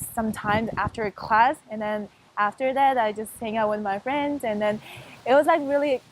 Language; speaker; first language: English; non-native, fluent; Mongolian